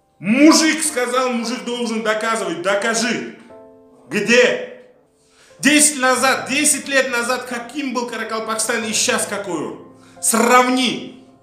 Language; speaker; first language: Russian; non-native, local second language; Uzbek